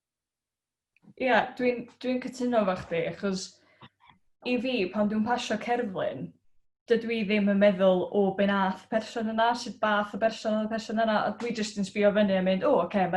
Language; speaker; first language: Welsh; native; Welsh